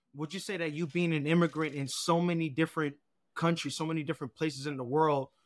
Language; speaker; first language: English; native; English